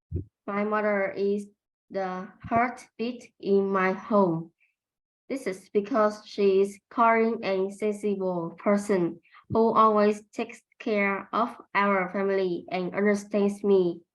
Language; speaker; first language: English; non-native, learner; Vietnamese